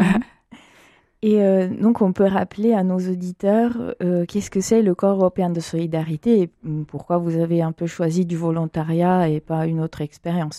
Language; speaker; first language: French; native; French